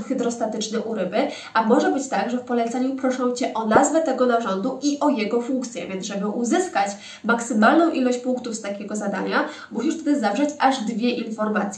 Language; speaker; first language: Polish; native; Polish